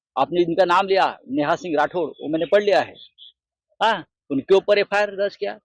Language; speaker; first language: Hindi; non-native, local second language; Marathi